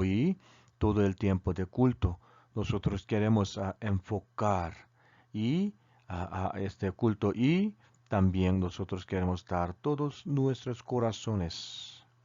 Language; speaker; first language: Spanish; non-native, learner; Korean